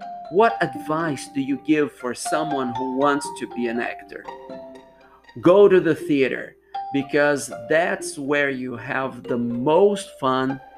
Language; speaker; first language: English; non-native, fluent; Portuguese